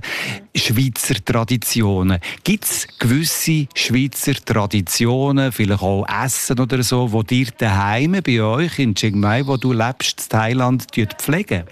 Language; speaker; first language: German; native; German